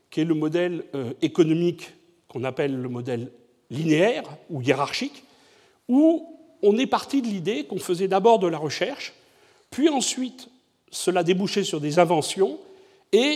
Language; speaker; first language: French; native; French